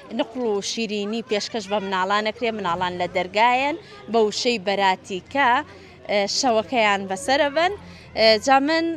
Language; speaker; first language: Central Kurdish; native; Central Kurdish